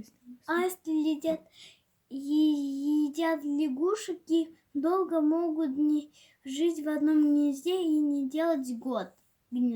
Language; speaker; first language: Russian; native; Russian